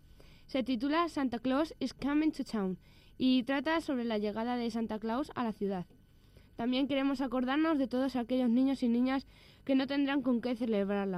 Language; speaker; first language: Spanish; native; Spanish